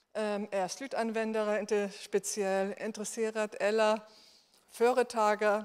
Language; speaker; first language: Swedish; non-native, fluent; German